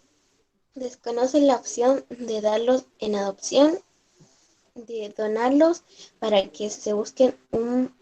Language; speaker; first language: Spanish; native; Spanish